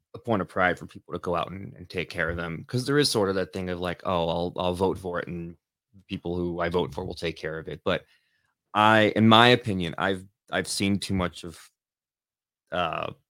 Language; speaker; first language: English; native; English